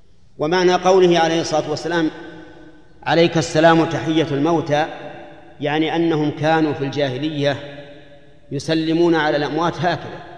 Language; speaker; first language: Arabic; native; Arabic